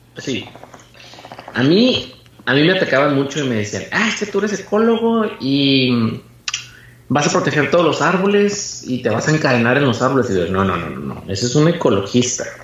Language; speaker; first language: Spanish; native; Spanish